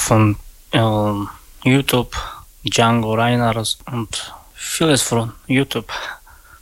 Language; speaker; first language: German; non-native, learner; Slovak